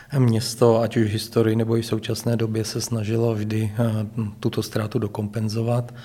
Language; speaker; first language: Czech; native; Czech